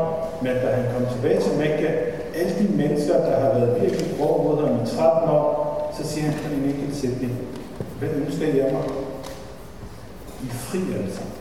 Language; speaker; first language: Danish; non-native, fluent; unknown